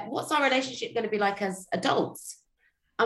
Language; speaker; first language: English; native; English